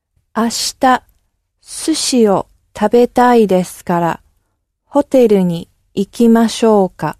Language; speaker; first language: Japanese; non-native, learner; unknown